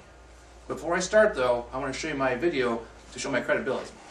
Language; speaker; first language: English; native; English